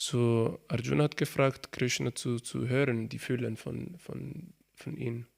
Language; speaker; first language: German; non-native, learner; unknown